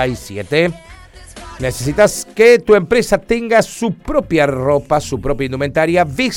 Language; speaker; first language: Spanish; native; Spanish